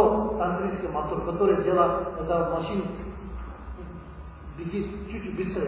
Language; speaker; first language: Russian; non-native, learner; Tibetan